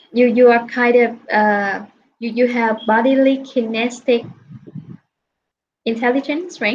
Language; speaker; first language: English; non-native, fluent; Vietnamese